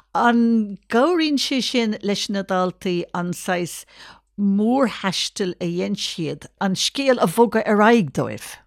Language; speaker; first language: Irish; native; Irish